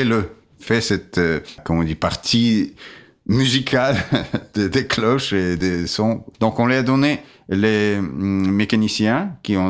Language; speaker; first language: French; non-native, fluent; Russian